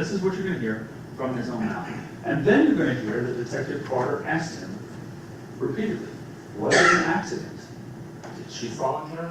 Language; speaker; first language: English; native; English